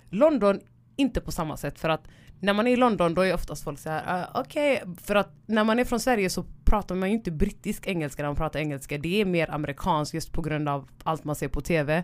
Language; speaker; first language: Swedish; early bilingual, other home language; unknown